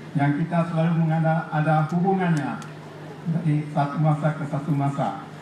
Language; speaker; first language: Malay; non-native, local second language; Achinese